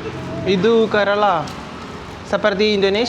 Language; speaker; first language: Indonesian; non-native, learner; Malayalam